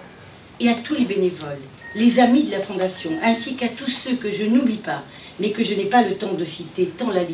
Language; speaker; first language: French; native; French